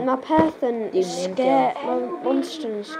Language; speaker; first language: Welsh; native; Welsh